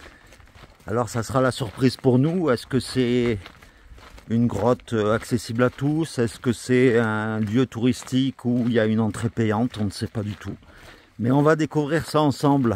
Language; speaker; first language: French; native; French